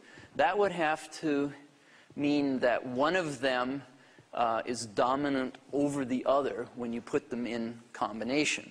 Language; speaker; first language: English; native; English